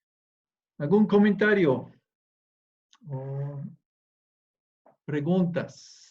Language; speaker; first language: Spanish; non-native, fluent; English